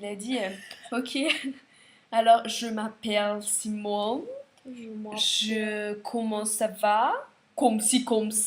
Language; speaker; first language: French; native; French